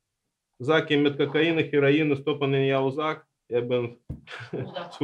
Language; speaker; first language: Dutch; non-native, learner; Russian